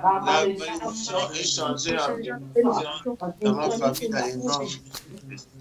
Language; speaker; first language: French; non-native, local second language; Lingala